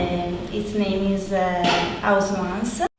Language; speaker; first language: English; non-native, learner; Italian